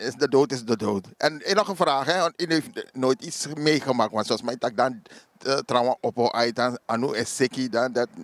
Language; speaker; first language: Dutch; native; Dutch